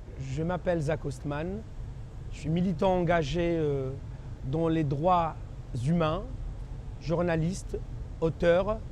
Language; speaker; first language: French; non-native, local second language; Kabyle